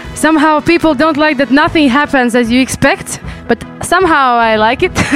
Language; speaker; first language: English; non-native, fluent; Latvian